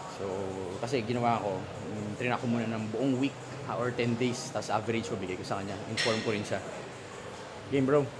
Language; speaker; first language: Filipino; native; Filipino